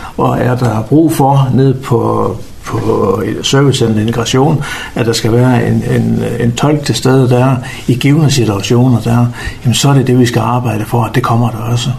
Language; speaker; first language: Danish; native; Danish